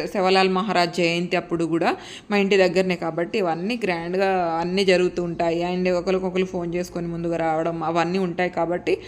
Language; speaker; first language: Telugu; non-native, local second language; Lambadi